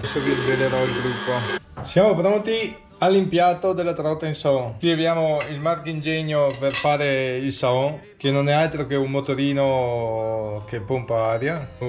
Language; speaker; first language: Italian; native; Italian